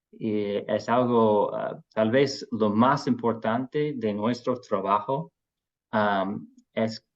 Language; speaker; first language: Spanish; non-native, fluent; English